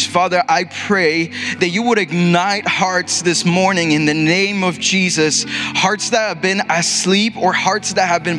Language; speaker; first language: English; non-native, fluent; Spanish